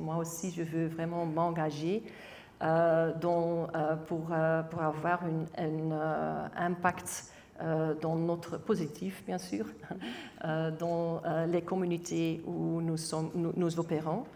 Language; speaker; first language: French; non-native, local second language; Dutch